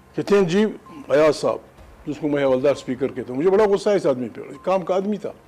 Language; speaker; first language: Urdu; non-native, local second language; Pashto